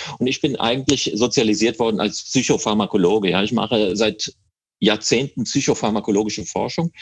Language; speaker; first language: German; native; German